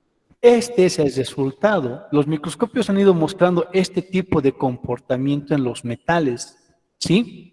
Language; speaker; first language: Spanish; native; Spanish